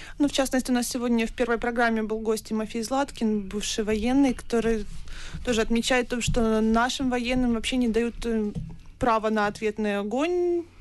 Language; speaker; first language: Russian; native; Russian